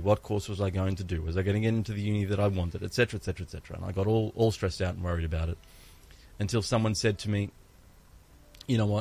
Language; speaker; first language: English; early bilingual, other home language; Greek